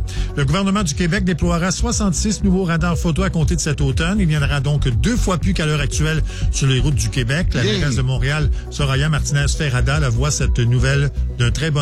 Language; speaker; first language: French; native; French